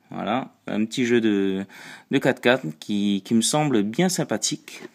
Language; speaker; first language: French; native; French